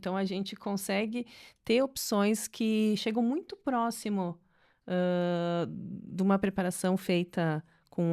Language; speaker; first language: Portuguese; native; Portuguese